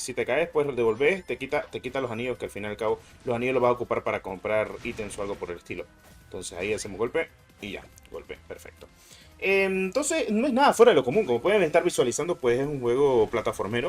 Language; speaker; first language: Spanish; native; Spanish